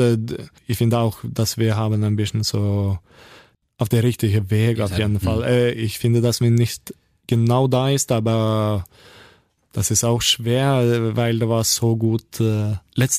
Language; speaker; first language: German; non-native, learner; Norwegian